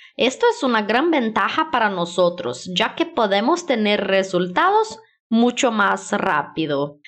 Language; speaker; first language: Spanish; non-native, fluent; Portuguese